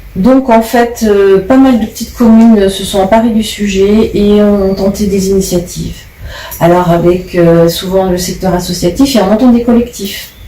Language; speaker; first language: French; native; French